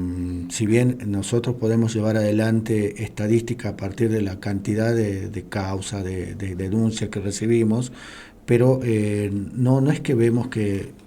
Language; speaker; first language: Spanish; native; Spanish